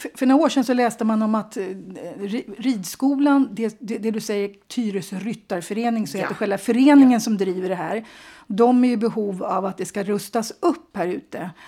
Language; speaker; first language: Swedish; native; Swedish